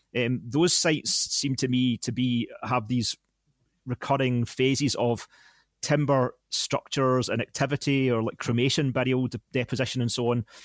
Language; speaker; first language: English; native; English